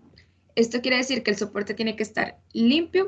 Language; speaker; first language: Spanish; native; Spanish